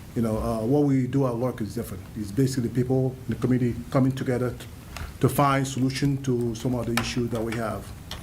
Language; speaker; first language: English; early bilingual, other home language; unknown